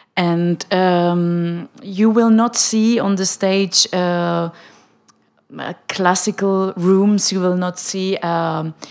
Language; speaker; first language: English; non-native, fluent; Czech